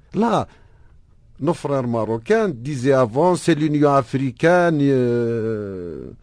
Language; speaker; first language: French; non-native, local second language; Arabic